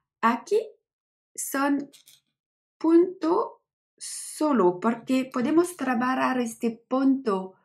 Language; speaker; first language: Spanish; non-native, learner; French